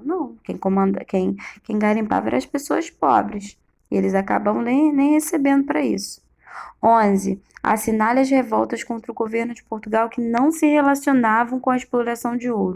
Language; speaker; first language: Portuguese; native; Portuguese